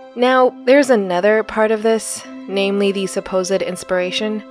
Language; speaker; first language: English; early bilingual, other home language; Filipino